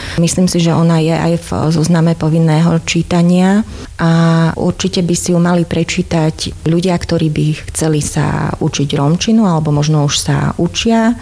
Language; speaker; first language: Slovak; native; Slovak